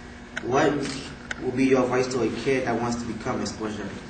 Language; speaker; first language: English; native; English